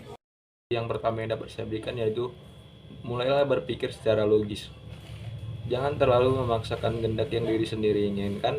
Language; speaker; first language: Indonesian; native; Indonesian